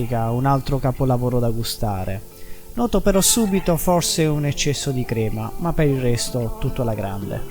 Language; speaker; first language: Italian; native; Italian